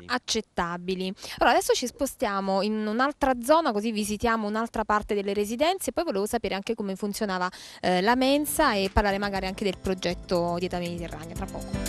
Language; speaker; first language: Italian; native; Italian